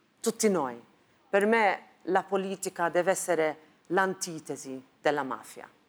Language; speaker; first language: Italian; non-native, fluent; Maltese